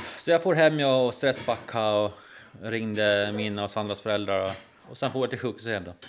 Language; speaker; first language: Swedish; native; Swedish